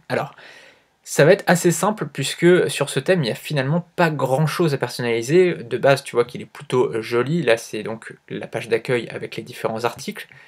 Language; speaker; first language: French; native; French